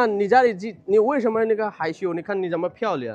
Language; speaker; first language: Chinese; non-native, learner; Bangla